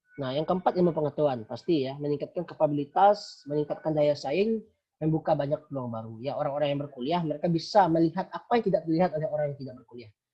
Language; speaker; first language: Indonesian; non-native, local second language; Minangkabau